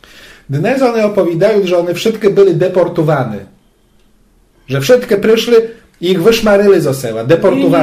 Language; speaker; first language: Polish; non-native, local second language; Rusyn